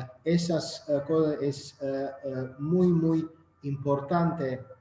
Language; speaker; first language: Spanish; non-native, learner; Azerbaijani